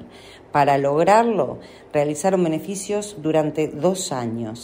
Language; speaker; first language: Spanish; native; Spanish